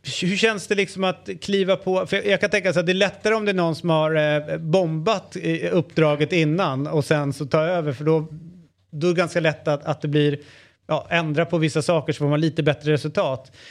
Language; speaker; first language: Swedish; native; Swedish